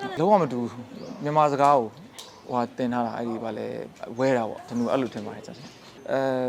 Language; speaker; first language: Burmese; non-native, local second language; Shan